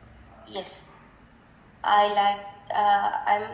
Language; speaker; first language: English; non-native, learner; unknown